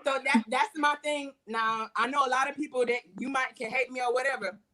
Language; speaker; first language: English; native; English